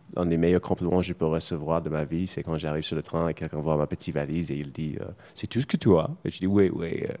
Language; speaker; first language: French; non-native, fluent; English